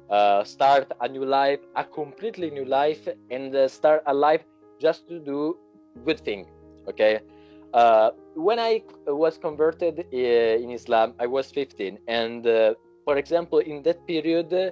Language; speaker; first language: English; non-native, learner; Italian